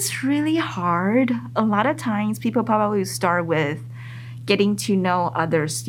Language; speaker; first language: English; non-native, fluent; Chinese